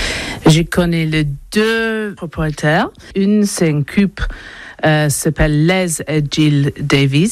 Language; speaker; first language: French; non-native, learner; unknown